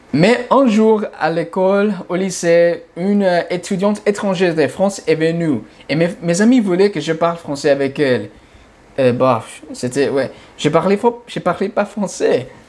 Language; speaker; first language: French; non-native, fluent; English